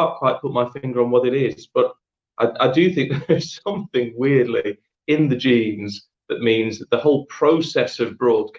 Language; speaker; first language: English; native; English